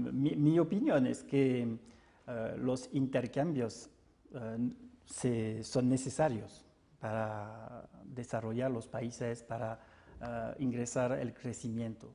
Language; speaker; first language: Spanish; non-native, fluent; French